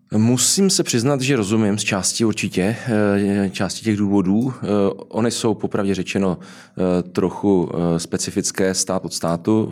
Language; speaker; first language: Czech; native; Czech